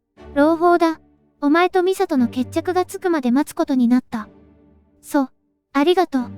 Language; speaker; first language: Japanese; native; Japanese